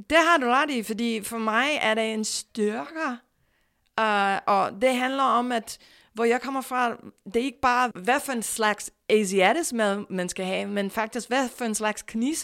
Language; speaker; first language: Danish; non-native, fluent; English